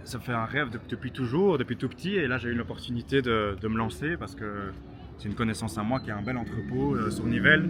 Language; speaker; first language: French; native; French